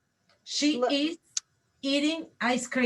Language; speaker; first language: English; non-native, learner; Spanish